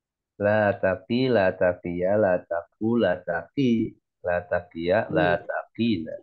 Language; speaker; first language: Arabic; non-native, fluent; Indonesian